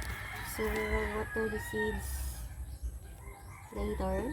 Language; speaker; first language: English; non-native, local second language; Filipino